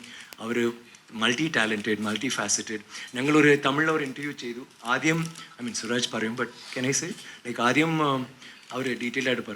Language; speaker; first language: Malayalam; non-native, learner; Tamil